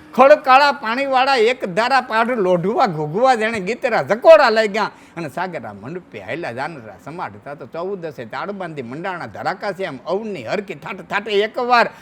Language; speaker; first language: Gujarati; non-native, local second language; Kachhi